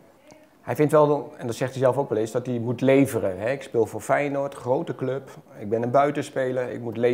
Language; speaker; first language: Dutch; native; Dutch